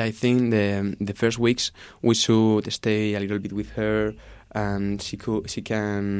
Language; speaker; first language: English; non-native, learner; Spanish